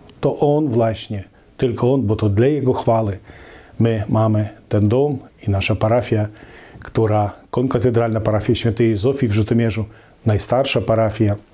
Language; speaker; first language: Polish; non-native, local second language; Ukrainian